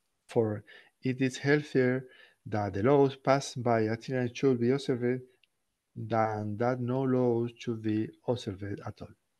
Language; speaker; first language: English; non-native, fluent; Spanish